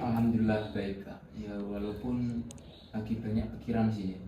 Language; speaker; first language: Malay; non-native, fluent; Indonesian